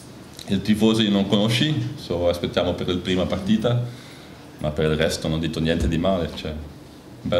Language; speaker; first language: Italian; non-native, learner; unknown